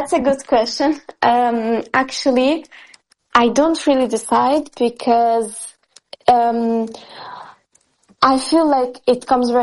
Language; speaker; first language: English; non-native, fluent; Italian